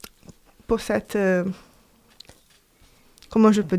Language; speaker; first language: French; non-native, fluent; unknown